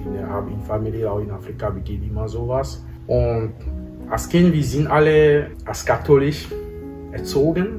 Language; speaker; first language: German; non-native, fluent; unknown